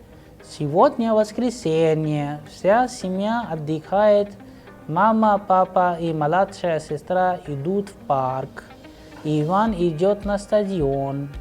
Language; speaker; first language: Russian; non-native, fluent; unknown